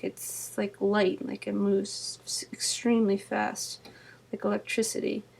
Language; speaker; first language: English; native; English